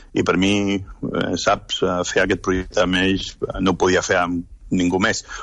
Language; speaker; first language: Catalan; non-native, local second language; Spanish